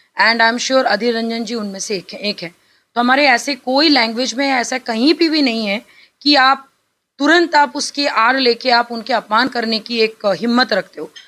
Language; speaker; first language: Hindi; non-native, local second language; Bangla